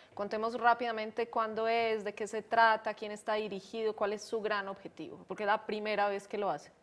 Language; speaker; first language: Spanish; native; Spanish